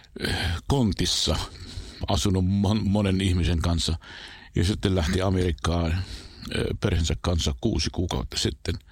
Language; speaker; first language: Finnish; non-native, fluent; Arabic